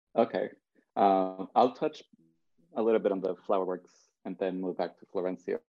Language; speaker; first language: English; early bilingual, other home language; Spanish